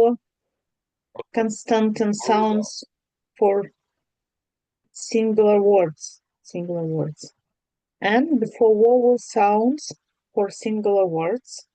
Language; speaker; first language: English; non-native, learner; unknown